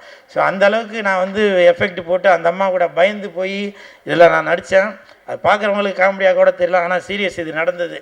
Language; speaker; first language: Tamil; native; Tamil